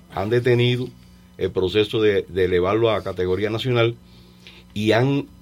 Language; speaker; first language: Spanish; native; Spanish